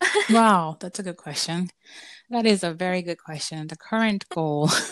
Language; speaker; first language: English; non-native, fluent; Japanese